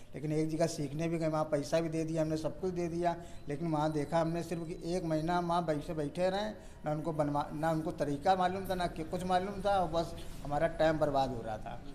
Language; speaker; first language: Hindi; native; Hindi